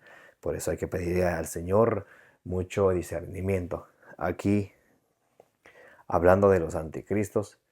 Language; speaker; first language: Spanish; native; Spanish